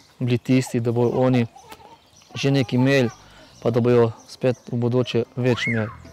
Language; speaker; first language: Slovenian; non-native, local second language; Romany